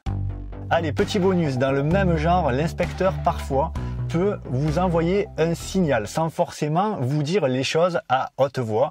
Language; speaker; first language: French; native; French